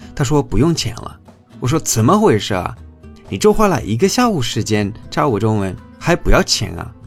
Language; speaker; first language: Chinese; non-native, fluent; Spanish